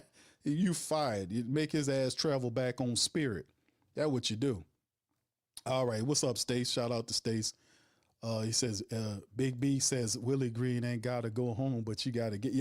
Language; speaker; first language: English; native; English